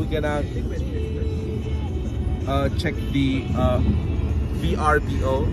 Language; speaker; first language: English; non-native, fluent; Indonesian